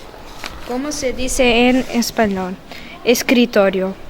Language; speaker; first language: Spanish; non-native, learner; Portuguese